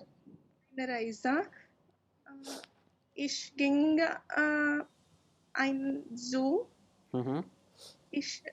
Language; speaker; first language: German; non-native, learner; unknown